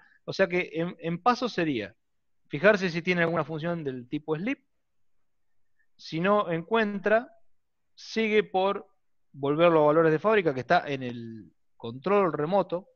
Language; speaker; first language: Spanish; native; Spanish